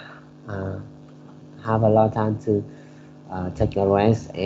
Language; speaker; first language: English; non-native, learner; Vietnamese